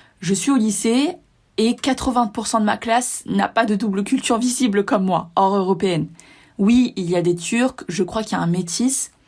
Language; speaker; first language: French; native; French